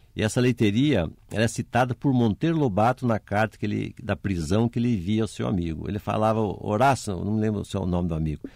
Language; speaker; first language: Portuguese; native; Portuguese